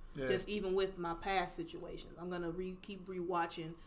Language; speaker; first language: English; native; English